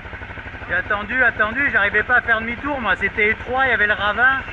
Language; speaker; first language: French; native; French